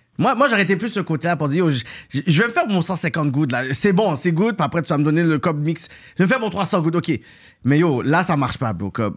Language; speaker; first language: French; native; French